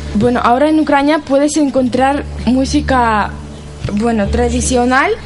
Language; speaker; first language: Spanish; non-native, learner; Ukrainian